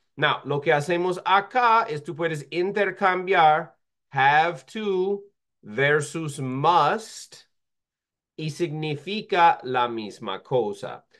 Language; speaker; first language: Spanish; non-native, fluent; English